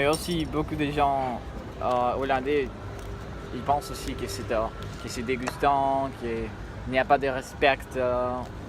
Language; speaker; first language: French; non-native, learner; Spanish